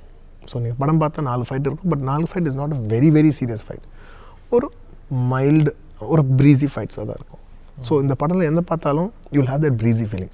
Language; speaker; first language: Tamil; non-native, local second language; Telugu